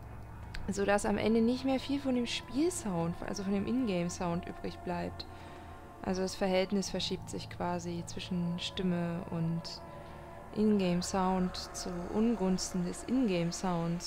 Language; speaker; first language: German; native; German